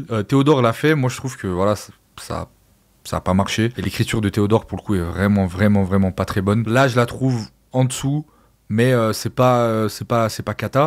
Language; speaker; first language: French; native; French